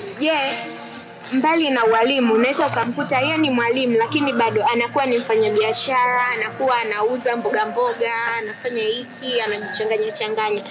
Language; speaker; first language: Swahili; native; Swahili